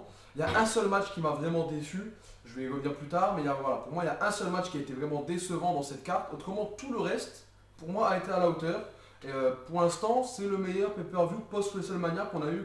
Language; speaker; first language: French; native; French